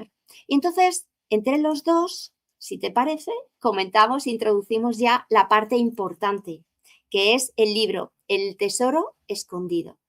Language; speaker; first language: Spanish; native; Spanish